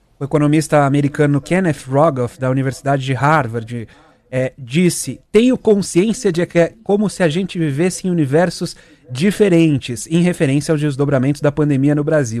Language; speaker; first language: Portuguese; native; Portuguese